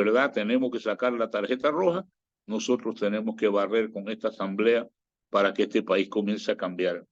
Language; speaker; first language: Spanish; native; Spanish